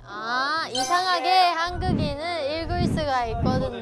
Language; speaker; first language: Korean; non-native, fluent; Japanese